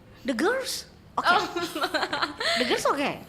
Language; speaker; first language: English; non-native, learner; Indonesian